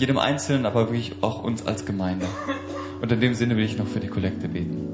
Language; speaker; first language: German; native; German